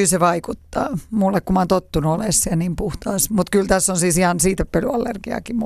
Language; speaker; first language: Finnish; native; Finnish